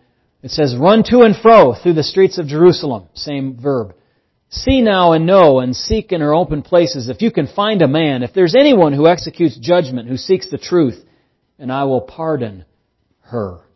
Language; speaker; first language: English; native; English